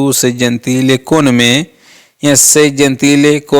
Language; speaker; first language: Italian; non-native, fluent; Urdu